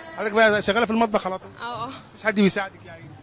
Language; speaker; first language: Arabic; native; Arabic